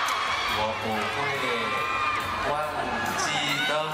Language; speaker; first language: Chinese; non-native, learner; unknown